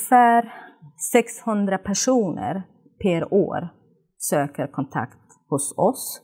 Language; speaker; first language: Swedish; non-native, fluent; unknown